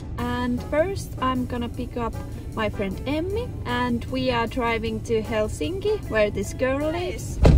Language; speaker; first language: English; non-native, fluent; Finnish